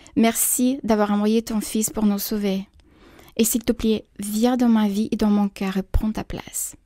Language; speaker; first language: French; non-native, fluent; Russian